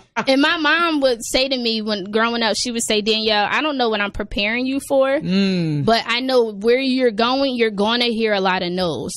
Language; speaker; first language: English; native; English